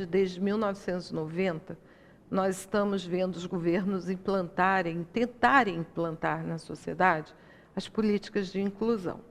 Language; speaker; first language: Portuguese; native; Portuguese